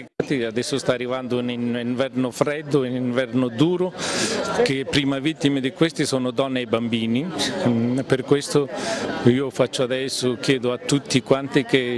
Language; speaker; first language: Italian; non-native, fluent; Persian